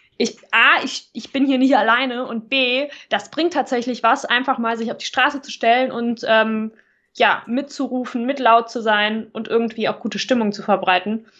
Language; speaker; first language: German; native; German